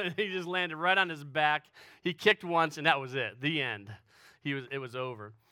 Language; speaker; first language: English; native; English